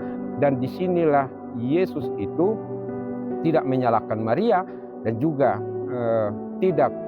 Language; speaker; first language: Indonesian; native; Indonesian